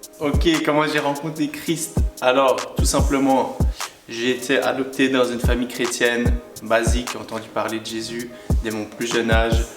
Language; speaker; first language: French; early bilingual, other home language; Russian